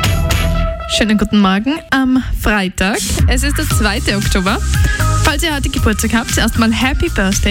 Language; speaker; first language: German; native; German